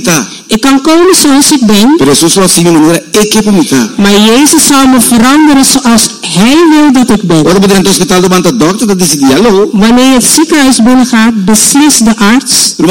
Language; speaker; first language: Dutch; non-native, local second language; Papiamento